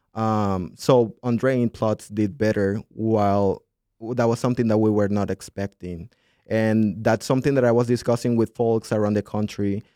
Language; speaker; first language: English; non-native, fluent; Spanish